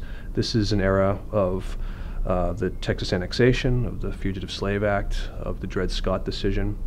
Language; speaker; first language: English; native; English